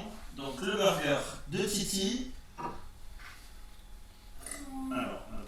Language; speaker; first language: French; native; French